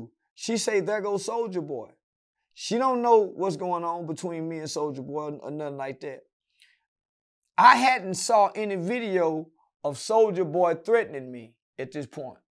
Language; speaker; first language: English; native; English